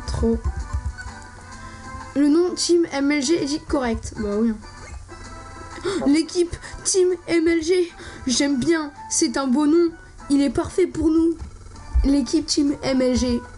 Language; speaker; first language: French; native; French